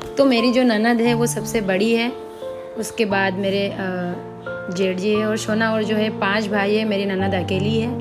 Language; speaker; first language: Hindi; non-native, local second language; Bangla